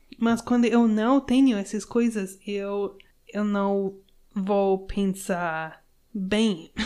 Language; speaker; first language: Portuguese; non-native, learner; English